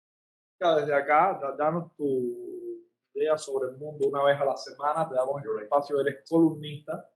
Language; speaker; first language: Spanish; native; Spanish